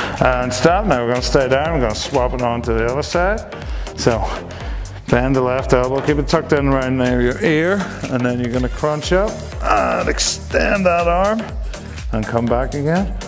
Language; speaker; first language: English; native; English